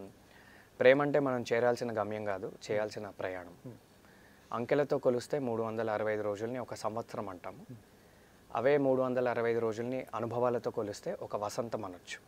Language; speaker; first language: Telugu; native; Telugu